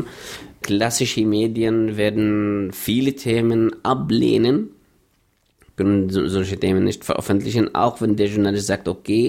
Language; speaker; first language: German; non-native, fluent; Arabic